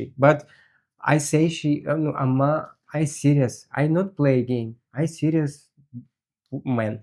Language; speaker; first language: English; non-native, learner; Russian